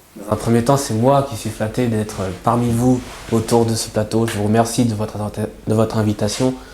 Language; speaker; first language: French; native; French